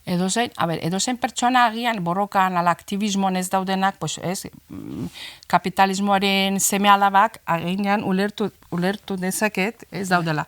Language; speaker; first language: Basque; non-native, fluent; Azerbaijani